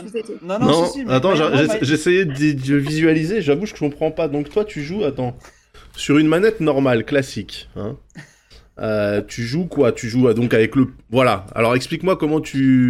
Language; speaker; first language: French; native; French